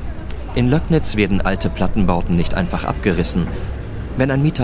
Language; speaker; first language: German; native; German